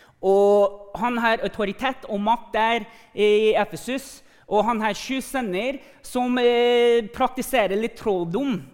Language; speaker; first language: Norwegian; non-native, fluent; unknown